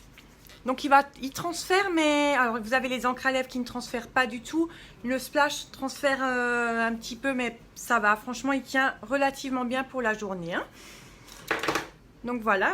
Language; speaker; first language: French; native; French